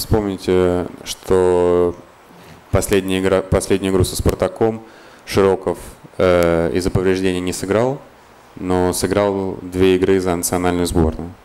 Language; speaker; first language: Russian; native; Russian